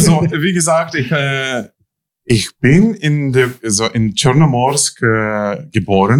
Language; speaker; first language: German; non-native, learner; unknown